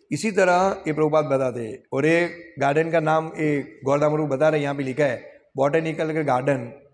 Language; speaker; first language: Hindi; non-native, local second language; Gujarati